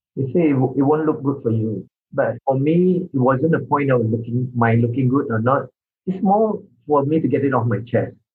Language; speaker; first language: English; non-native, local second language; Min Nan Chinese